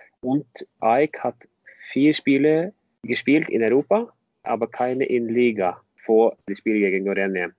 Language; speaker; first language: German; non-native, fluent; Norwegian